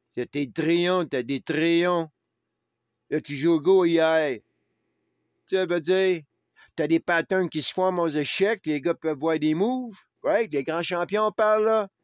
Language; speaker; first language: French; native; French